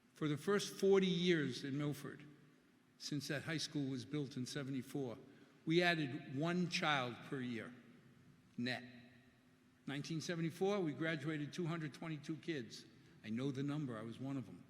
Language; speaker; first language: English; early bilingual, other home language; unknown